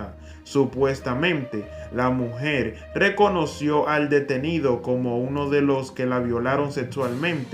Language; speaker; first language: Spanish; native; Spanish